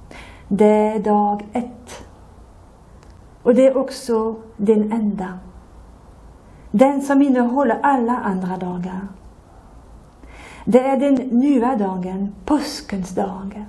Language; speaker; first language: Swedish; non-native, fluent; French